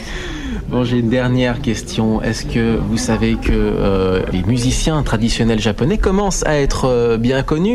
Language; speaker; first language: French; native; French